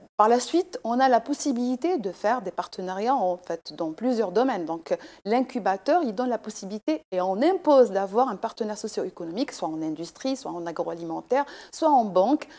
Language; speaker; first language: French; non-native, local second language; Arabic